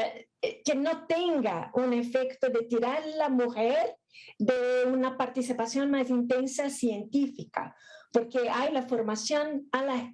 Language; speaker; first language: Spanish; non-native, fluent; Portuguese